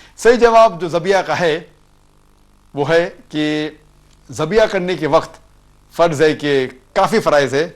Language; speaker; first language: Urdu; non-native, local second language; Konkani